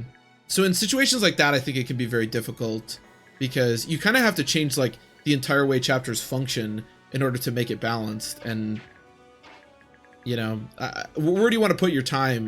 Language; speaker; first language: English; native; English